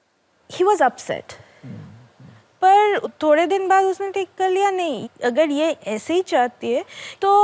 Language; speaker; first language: Hindi; non-native, local second language; Bangla